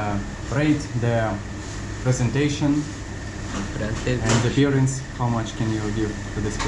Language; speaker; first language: English; non-native, fluent; Russian